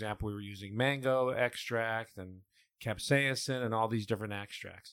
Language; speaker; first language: English; native; English